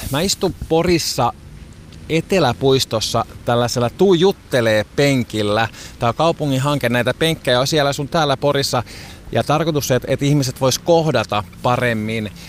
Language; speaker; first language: Finnish; native; Finnish